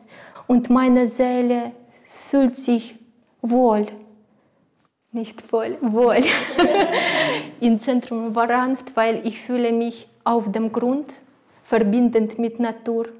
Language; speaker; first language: German; non-native, learner; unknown